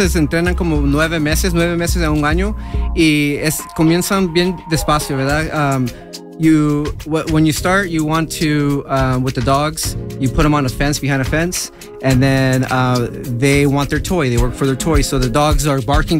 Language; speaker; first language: Spanish; early bilingual, heritage; Spanish